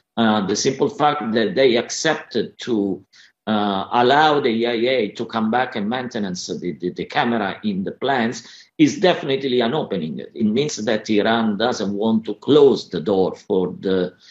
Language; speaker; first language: English; non-native, fluent; Italian